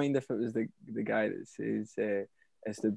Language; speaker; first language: English; native; English